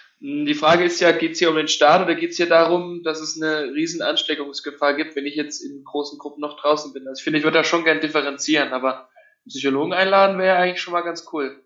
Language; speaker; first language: German; native; German